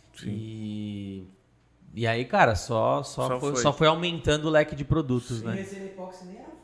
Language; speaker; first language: Portuguese; native; Portuguese